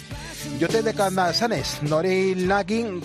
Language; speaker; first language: Spanish; native; Spanish